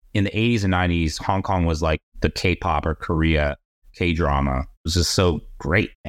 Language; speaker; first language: English; native; English